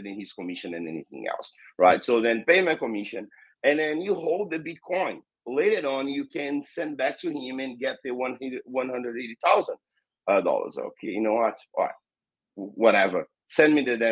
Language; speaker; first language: English; non-native, fluent; Portuguese